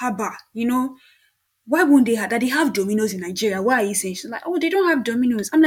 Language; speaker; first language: English; non-native, local second language; Yoruba